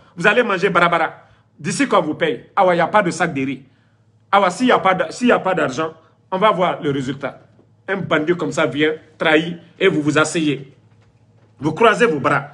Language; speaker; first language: French; non-native, local second language; Mandingo